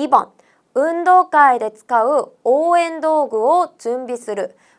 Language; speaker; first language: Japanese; non-native, fluent; Korean